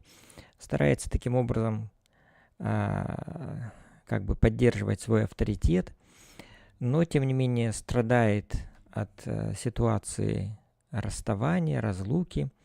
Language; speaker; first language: Russian; native; Russian